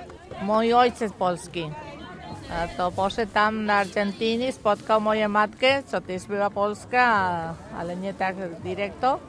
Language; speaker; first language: Polish; early bilingual, heritage; Polish